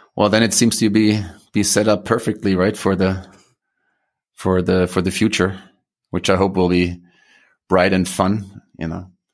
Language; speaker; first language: English; non-native, fluent; German